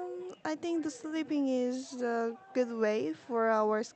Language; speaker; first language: English; non-native, learner; Korean